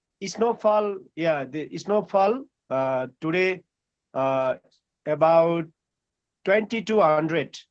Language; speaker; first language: English; non-native, learner; Nepali